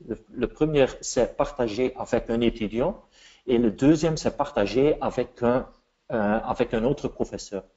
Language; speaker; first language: French; non-native, fluent; Dutch